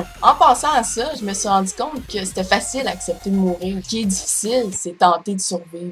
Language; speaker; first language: French; native; French